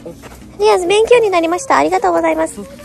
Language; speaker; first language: Japanese; non-native, fluent; Nepali